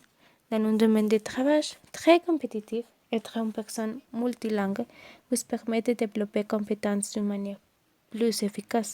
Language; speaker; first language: French; non-native, learner; Spanish